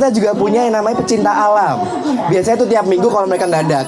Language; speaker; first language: Indonesian; native; Indonesian